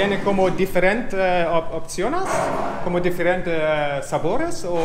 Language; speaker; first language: Spanish; non-native, learner; German